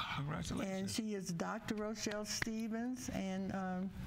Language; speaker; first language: English; native; English